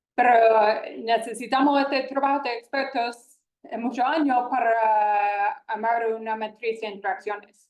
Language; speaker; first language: Spanish; non-native, fluent; English